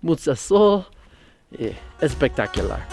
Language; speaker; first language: Spanish; non-native, learner; English